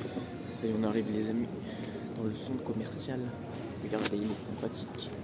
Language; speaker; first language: French; native; French